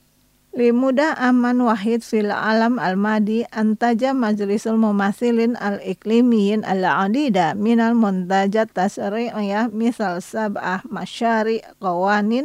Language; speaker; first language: Arabic; non-native, learner; Indonesian